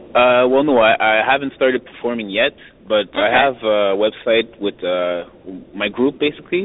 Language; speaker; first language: English; native; English